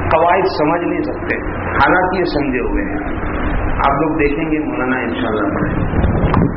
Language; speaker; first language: Urdu; non-native, local second language; Gujarati